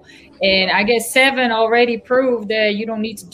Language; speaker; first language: English; non-native, fluent; Dutch